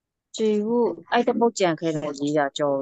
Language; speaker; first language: Chinese; non-native, learner; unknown